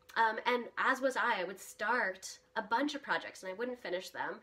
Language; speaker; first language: English; early bilingual, other home language; Russian